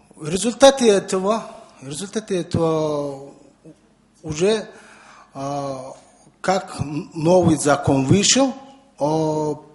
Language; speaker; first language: Russian; non-native, learner; Mongolian